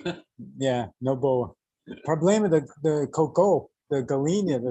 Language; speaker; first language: Portuguese; non-native, learner; English